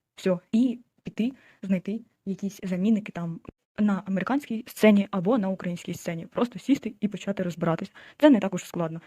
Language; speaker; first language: Ukrainian; non-native, local second language; Russian